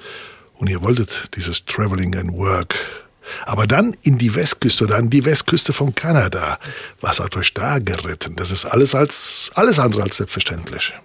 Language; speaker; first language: German; native; German